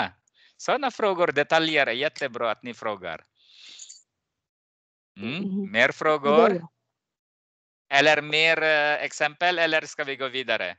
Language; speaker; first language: Swedish; non-native, fluent; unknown